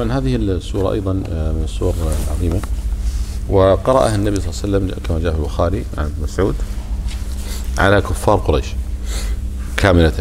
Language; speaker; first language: Arabic; native; Arabic